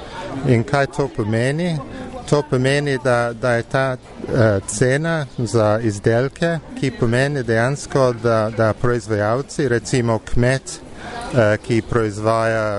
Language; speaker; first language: Slovenian; non-native, fluent; English